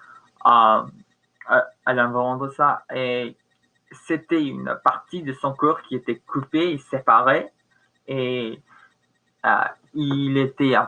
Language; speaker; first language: French; non-native, learner; English